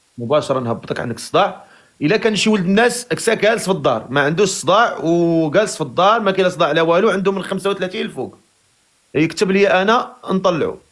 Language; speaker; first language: Arabic; native; Arabic